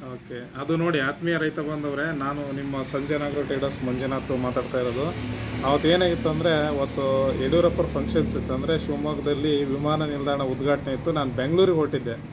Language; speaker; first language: Kannada; native; Kannada